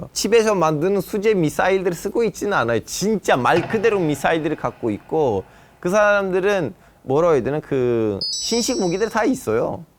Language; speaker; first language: Korean; non-native, fluent; Turkish